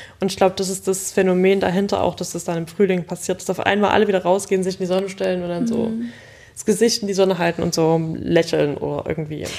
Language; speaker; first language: German; native; German